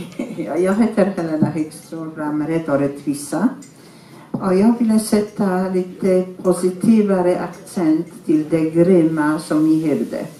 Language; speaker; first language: Swedish; non-native, fluent; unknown